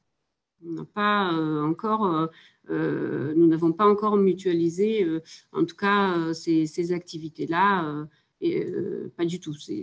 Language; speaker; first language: French; native; French